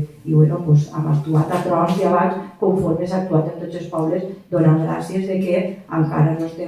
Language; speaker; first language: Catalan; native; Catalan